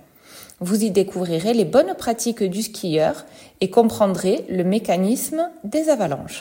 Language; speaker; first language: French; native; French